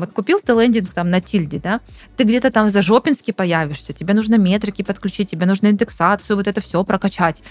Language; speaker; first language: Russian; native; Russian